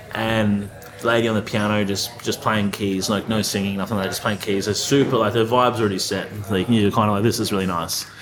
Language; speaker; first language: English; native; English